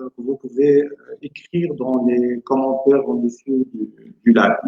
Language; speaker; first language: French; non-native, local second language; Arabic